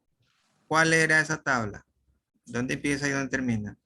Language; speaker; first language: Spanish; native; Spanish